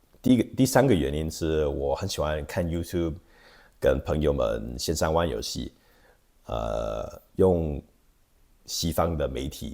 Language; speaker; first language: Chinese; non-native, fluent; English